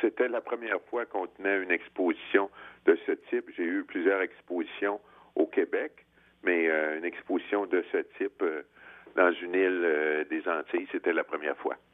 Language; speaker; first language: French; native; French